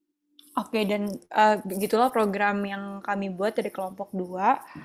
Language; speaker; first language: Indonesian; native; Indonesian